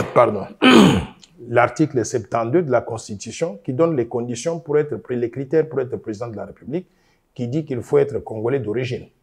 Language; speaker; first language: French; non-native, local second language; Luba-Lulua